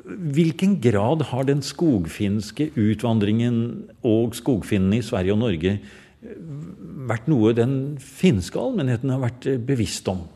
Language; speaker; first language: Norwegian; native; Norwegian